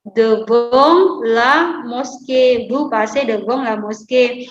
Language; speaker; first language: French; non-native, fluent; Indonesian